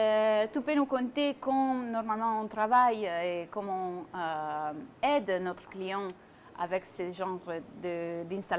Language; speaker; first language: French; non-native, fluent; Italian